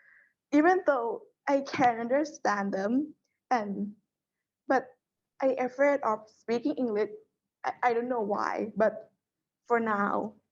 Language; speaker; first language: English; non-native, learner; Thai